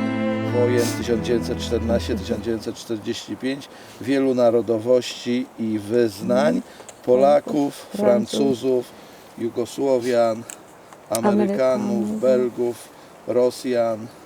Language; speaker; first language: Polish; native; Polish